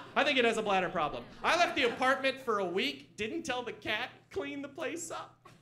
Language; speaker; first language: English; native; English